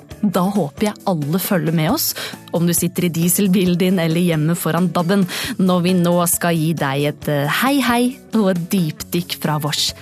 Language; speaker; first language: Norwegian; native; Norwegian